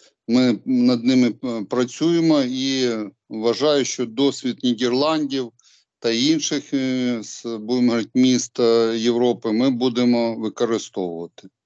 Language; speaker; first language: Ukrainian; non-native, local second language; Russian